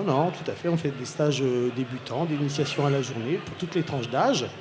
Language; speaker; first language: French; native; French